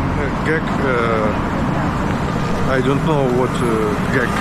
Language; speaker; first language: English; non-native, learner; Russian